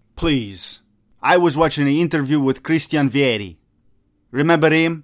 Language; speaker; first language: English; non-native, fluent; Italian